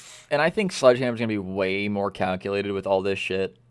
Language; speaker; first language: English; native; English